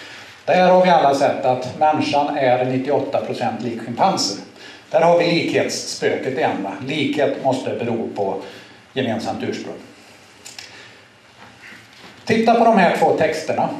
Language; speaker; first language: Swedish; native; Swedish